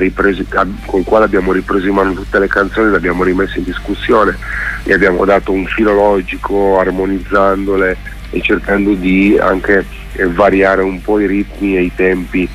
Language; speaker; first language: Italian; native; Italian